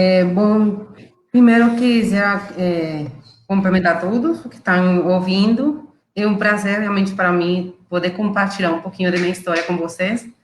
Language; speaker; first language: Portuguese; non-native, fluent; Spanish